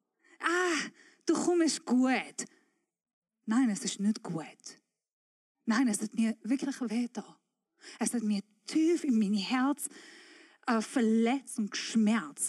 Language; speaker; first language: German; non-native, fluent; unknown